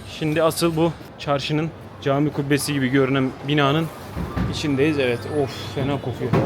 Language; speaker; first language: Turkish; native; Turkish